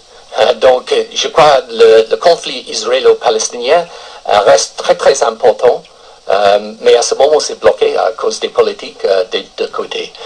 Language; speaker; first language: French; non-native, fluent; English